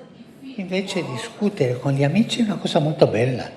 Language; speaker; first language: Italian; non-native, fluent; Spanish